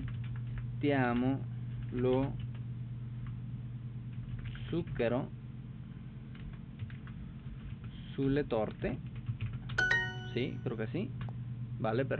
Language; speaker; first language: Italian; non-native, learner; Spanish